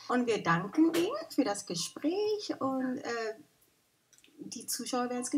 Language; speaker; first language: German; native; German